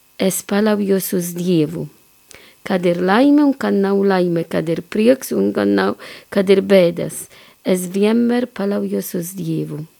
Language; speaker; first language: Latvian; non-native, fluent; Maltese